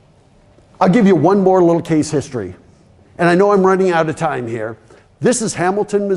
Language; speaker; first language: English; native; English